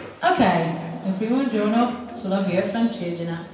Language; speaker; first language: Italian; non-native, learner; English